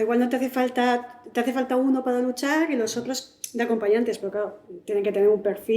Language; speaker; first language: Spanish; native; Spanish